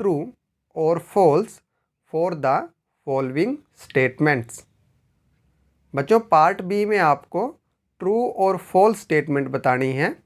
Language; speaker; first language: Hindi; native; Hindi